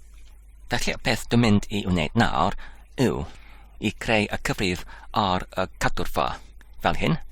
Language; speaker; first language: Welsh; non-native, learner; English